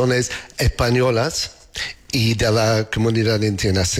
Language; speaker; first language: Spanish; non-native, learner; English